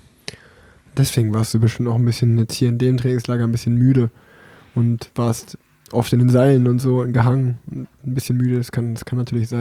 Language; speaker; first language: German; native; German